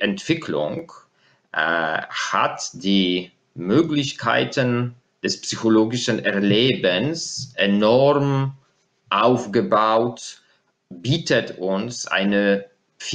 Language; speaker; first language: German; non-native, fluent; Polish